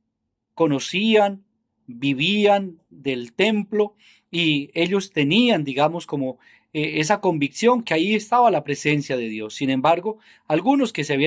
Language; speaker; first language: Spanish; native; Spanish